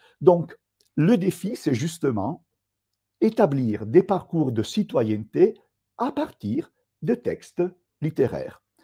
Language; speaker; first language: French; non-native, fluent; Italian